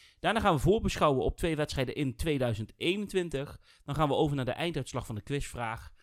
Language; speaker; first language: Dutch; native; Dutch